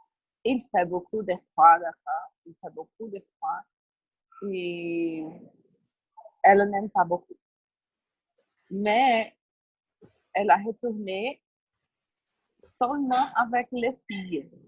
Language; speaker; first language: French; non-native, learner; Portuguese